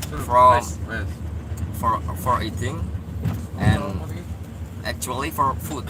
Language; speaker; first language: English; non-native, learner; Indonesian